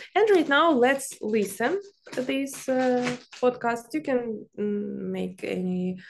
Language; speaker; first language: English; non-native, fluent; Ukrainian